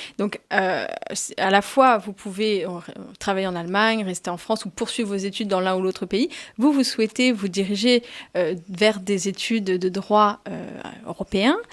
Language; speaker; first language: French; native; French